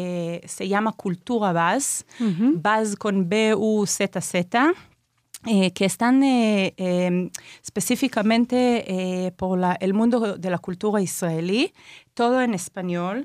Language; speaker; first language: Spanish; non-native, fluent; Hebrew